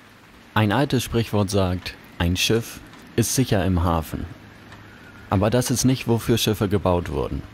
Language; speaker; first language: German; native; German